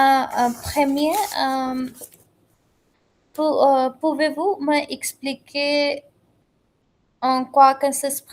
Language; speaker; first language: French; non-native, learner; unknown